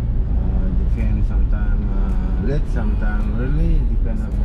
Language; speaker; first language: English; non-native, learner; Indonesian